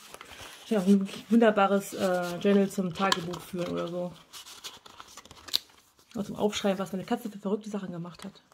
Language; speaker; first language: German; native; German